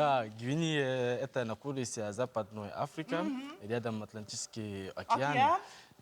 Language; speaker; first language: Russian; non-native, learner; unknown